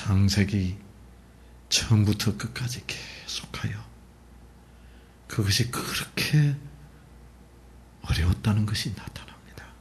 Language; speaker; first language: Korean; native; Korean